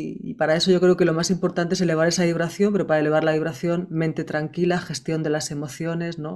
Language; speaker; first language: Spanish; native; Spanish